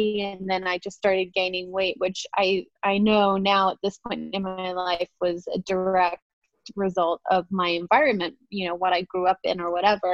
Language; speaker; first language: English; native; English